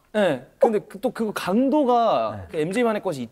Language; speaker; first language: Korean; native; Korean